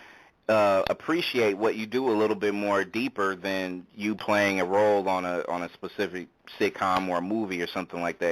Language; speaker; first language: English; native; English